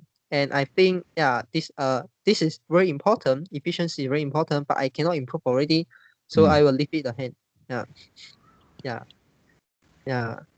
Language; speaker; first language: English; non-native, fluent; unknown